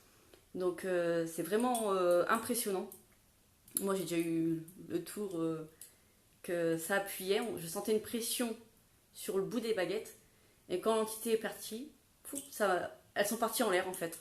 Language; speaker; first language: French; native; French